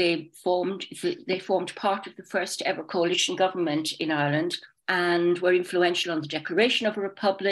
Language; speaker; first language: English; native; English